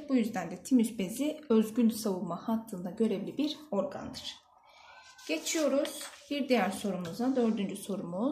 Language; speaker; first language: Turkish; native; Turkish